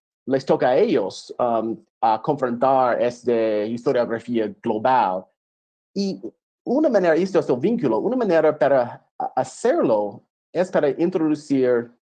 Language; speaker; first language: Spanish; non-native, fluent; English